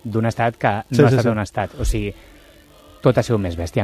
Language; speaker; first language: Catalan; native; Catalan